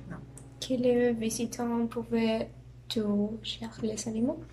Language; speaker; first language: French; non-native, learner; Spanish